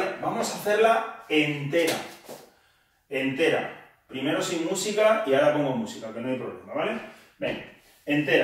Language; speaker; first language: Spanish; native; Spanish